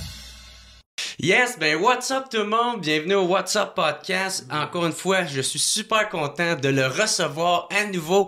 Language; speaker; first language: French; native; French